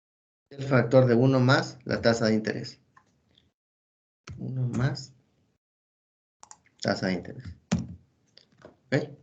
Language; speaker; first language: Spanish; native; Spanish